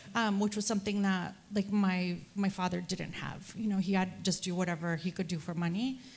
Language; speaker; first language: English; early bilingual, other home language; Spanish